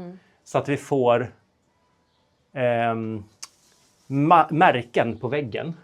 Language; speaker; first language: Swedish; native; Swedish